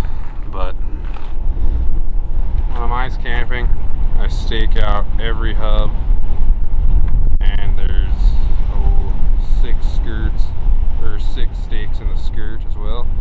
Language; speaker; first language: English; native; English